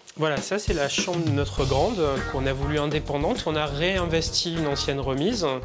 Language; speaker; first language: French; native; French